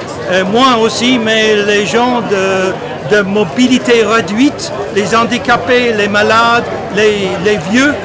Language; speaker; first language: French; non-native, fluent; English